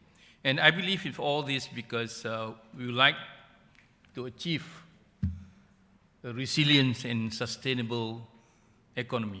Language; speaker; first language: English; non-native, local second language; Malay